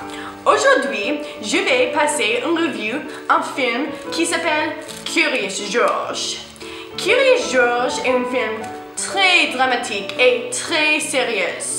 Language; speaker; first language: French; non-native, learner; English